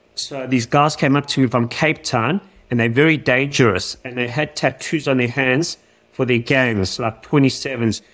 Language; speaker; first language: English; native; English